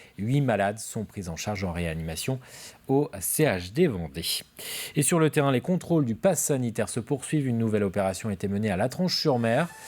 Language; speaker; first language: French; native; French